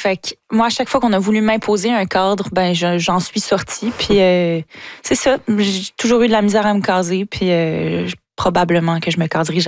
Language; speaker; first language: French; native; French